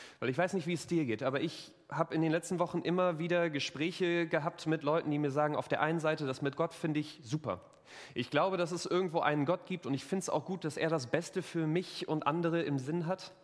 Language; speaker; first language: German; native; German